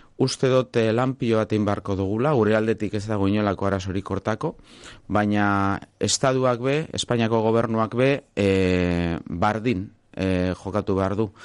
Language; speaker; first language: Basque; non-native, local second language; Spanish